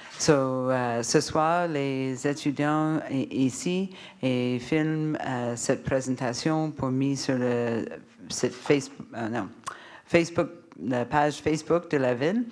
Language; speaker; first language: French; non-native, learner; English